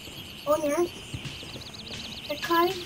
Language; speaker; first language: Polish; early bilingual, heritage; Polish